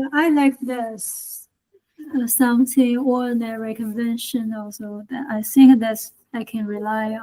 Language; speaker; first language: English; non-native, learner; Chinese